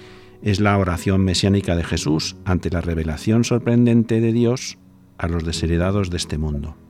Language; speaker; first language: Spanish; native; Spanish